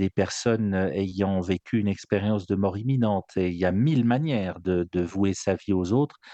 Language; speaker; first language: French; native; French